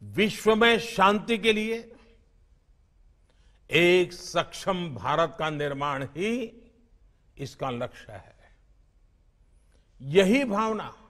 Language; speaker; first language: Hindi; non-native, local second language; Gujarati